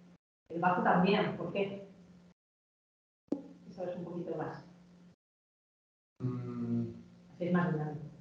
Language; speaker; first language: Spanish; native; Spanish